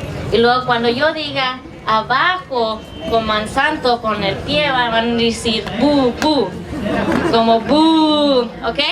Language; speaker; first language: Spanish; early bilingual, heritage; English